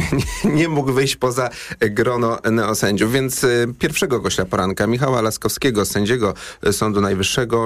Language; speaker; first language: Polish; native; Polish